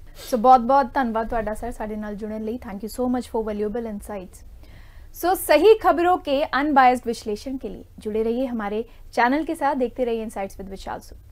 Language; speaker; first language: Hindi; non-native, local second language; Punjabi